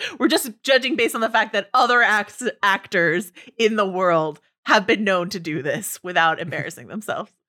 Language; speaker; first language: English; native; English